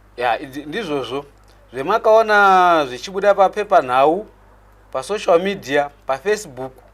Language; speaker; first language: Shona; native; Shona